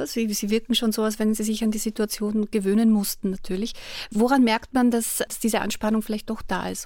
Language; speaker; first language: German; native; German